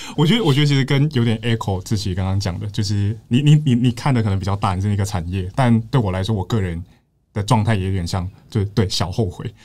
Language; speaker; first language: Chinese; native; Chinese